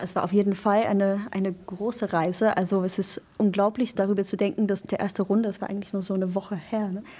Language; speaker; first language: German; non-native, fluent; English